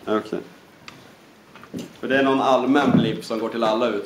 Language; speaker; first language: Swedish; native; Swedish